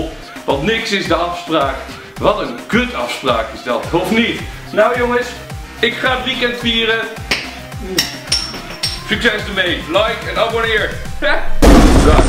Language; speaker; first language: Dutch; native; Dutch